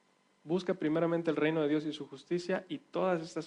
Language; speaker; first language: Spanish; native; Spanish